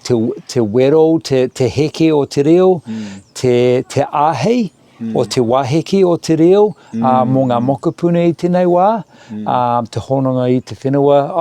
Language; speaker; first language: Māori; non-native, local second language; English